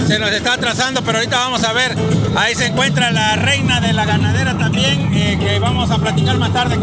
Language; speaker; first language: Spanish; native; Spanish